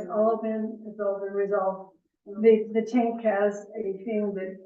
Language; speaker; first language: English; native; English